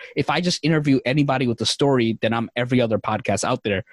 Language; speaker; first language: English; native; English